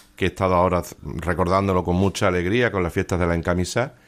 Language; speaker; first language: Spanish; native; Spanish